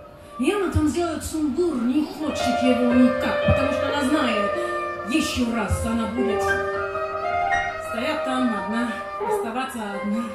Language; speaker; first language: Russian; non-native, learner; German